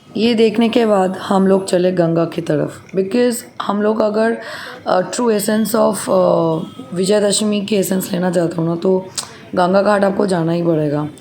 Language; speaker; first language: Hindi; non-native, local second language; Bangla